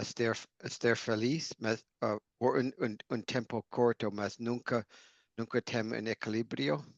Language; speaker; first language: Portuguese; non-native, learner; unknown